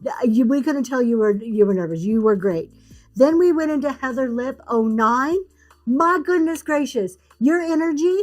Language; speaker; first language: English; native; English